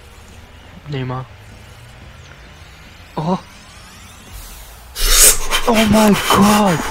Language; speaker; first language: German; native; German